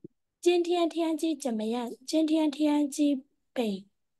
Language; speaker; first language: Chinese; non-native, learner; Burmese